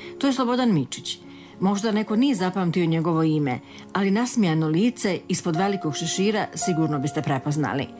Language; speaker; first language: Serbian; native; Serbian